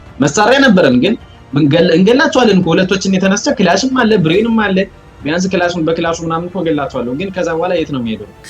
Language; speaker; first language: Amharic; native; Amharic